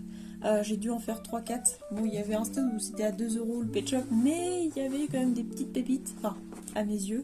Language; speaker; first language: French; native; French